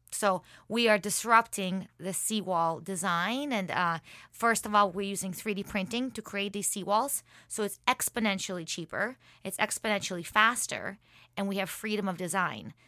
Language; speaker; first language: English; early bilingual, other home language; Hebrew